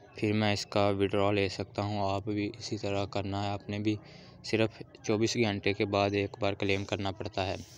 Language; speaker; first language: Urdu; non-native, local second language; Punjabi